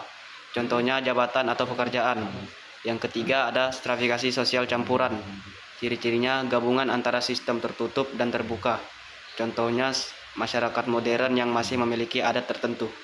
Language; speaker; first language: Indonesian; native; Indonesian